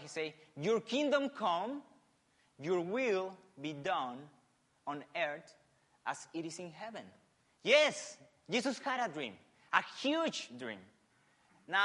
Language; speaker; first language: English; non-native, fluent; Spanish